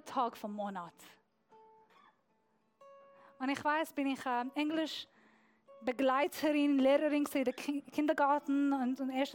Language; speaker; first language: German; non-native, fluent; Persian